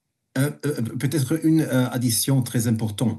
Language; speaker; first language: French; non-native, fluent; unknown